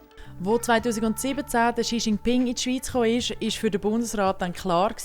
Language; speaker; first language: German; native; German